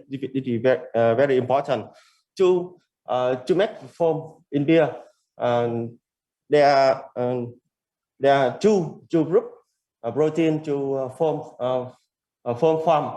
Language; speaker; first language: English; non-native, learner; Vietnamese